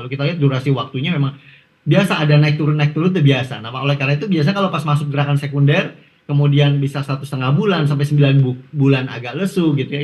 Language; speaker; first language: Indonesian; native; Indonesian